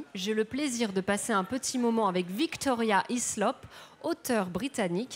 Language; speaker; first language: French; native; French